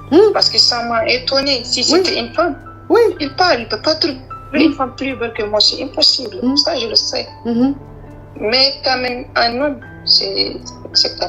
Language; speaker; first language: French; non-native, learner; Arabic